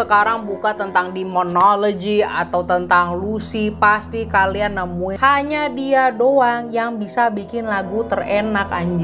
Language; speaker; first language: Indonesian; native; Indonesian